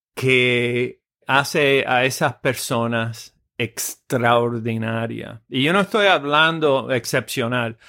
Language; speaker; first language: Spanish; native; Spanish